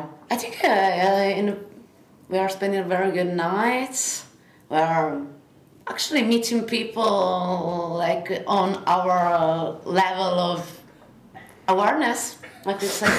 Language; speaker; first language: English; non-native, fluent; Italian